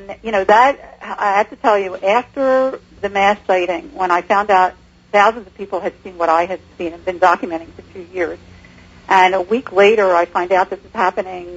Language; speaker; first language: English; native; English